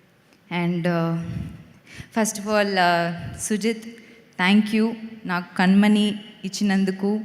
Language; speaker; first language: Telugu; non-native, local second language; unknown